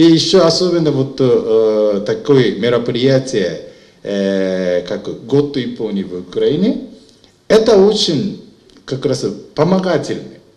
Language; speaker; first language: Russian; non-native, fluent; Japanese